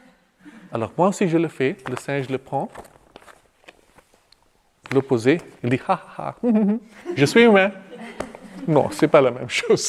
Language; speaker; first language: French; non-native, fluent; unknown